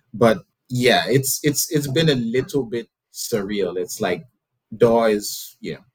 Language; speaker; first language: English; non-native, local second language; Yoruba